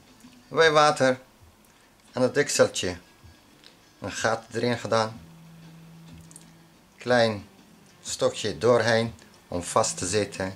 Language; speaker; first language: Dutch; non-native, learner; Arabic